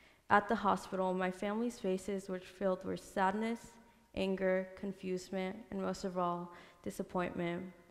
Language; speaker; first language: English; early bilingual, other home language; Spanish